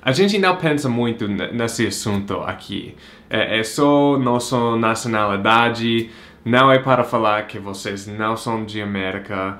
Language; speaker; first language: Portuguese; non-native, fluent; English